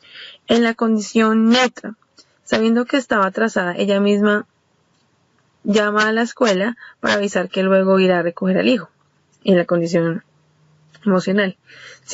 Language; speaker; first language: Spanish; native; Spanish